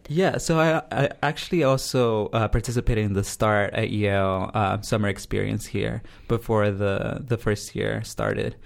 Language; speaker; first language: English; early bilingual, other home language; Spanish